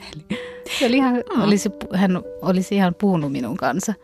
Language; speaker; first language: Finnish; non-native, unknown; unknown